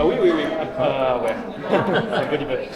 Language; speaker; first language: French; non-native, learner; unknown